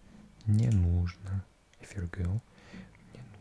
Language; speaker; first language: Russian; non-native, learner; English